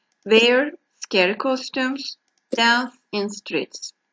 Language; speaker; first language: English; non-native, fluent; Turkish